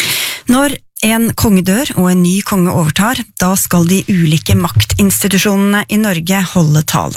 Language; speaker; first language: Norwegian; native; Norwegian